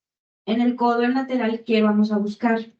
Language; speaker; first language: Spanish; native; Spanish